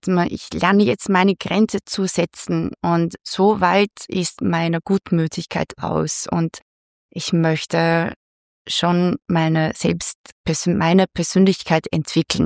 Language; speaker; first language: German; non-native, fluent; Chinese